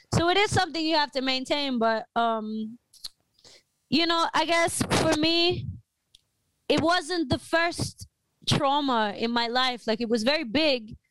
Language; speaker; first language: English; native; English